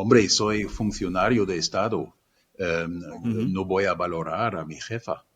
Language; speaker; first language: Spanish; non-native, fluent; German